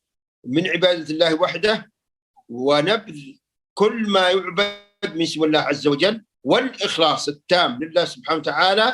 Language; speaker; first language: Arabic; native; Arabic